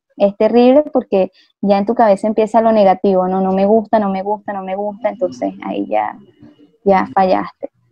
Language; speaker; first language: Spanish; native; Spanish